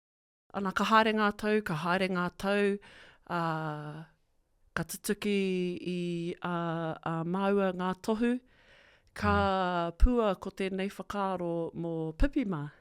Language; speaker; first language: Māori; non-native, local second language; English